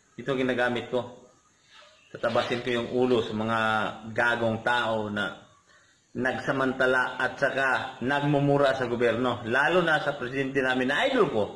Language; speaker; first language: Filipino; non-native, local second language; Cebuano